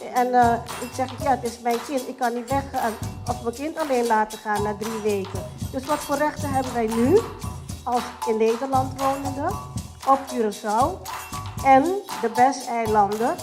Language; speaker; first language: Dutch; non-native, local second language; Papiamento